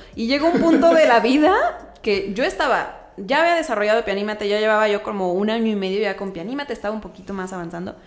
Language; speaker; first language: Spanish; native; Spanish